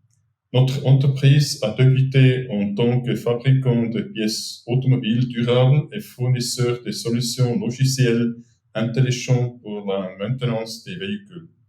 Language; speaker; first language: French; non-native, fluent; German